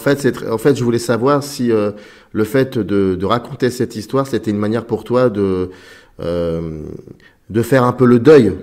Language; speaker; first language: French; native; French